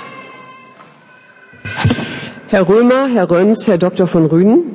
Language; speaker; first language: German; native; German